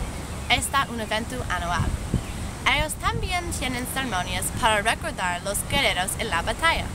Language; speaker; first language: Spanish; non-native, learner; English